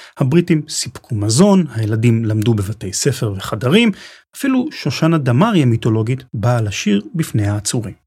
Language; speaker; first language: Hebrew; native; Hebrew